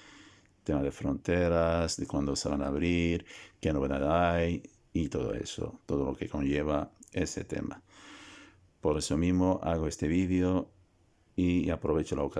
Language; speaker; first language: Spanish; non-native, fluent; Arabic